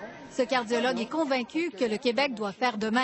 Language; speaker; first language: French; native; French